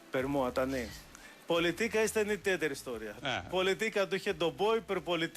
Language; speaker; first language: Albanian; non-native, learner; Greek